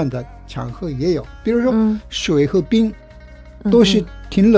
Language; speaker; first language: Chinese; non-native, fluent; Japanese